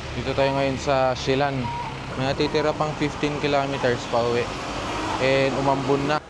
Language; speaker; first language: Filipino; non-native, local second language; Iloko